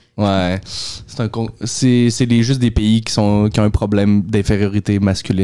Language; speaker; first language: French; native; French